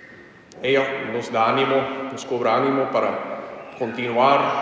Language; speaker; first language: Spanish; non-native, fluent; English